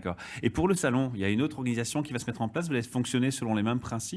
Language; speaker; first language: French; native; French